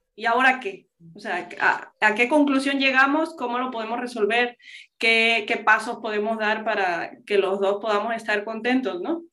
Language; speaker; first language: Spanish; non-native, local second language; English